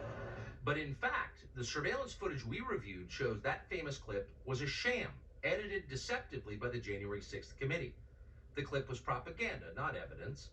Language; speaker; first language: English; native; English